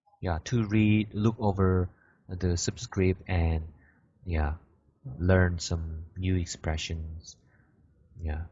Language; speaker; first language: English; non-native, fluent; Korean